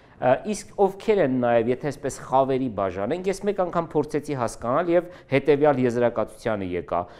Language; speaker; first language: Armenian; native; Armenian